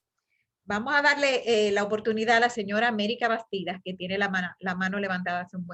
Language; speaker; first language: Spanish; native; Spanish